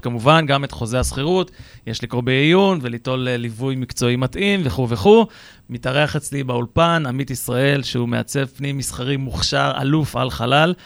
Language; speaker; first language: Hebrew; native; Hebrew